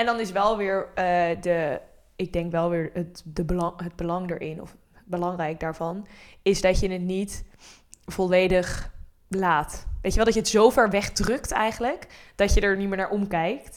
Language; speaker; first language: Dutch; native; Dutch